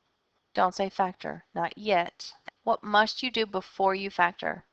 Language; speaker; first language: English; native; English